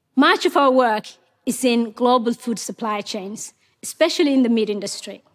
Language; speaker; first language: English; non-native, fluent; Somali